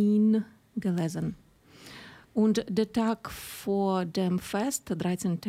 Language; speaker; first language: German; non-native, learner; Ukrainian